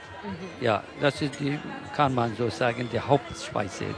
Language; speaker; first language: German; non-native, learner; Kurdish